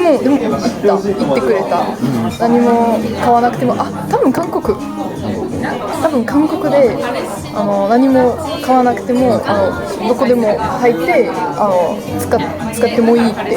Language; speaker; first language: Japanese; non-native, learner; French